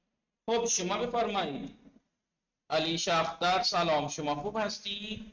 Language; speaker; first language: Persian; non-native, fluent; Urdu